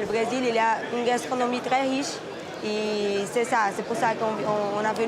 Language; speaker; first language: French; non-native, fluent; Portuguese